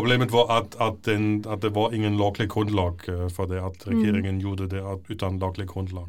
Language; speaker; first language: Norwegian; non-native, fluent; German